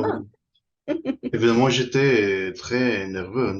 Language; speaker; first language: French; non-native, fluent; Spanish